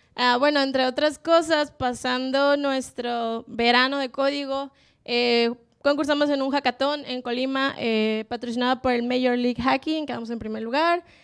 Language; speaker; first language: Spanish; native; Spanish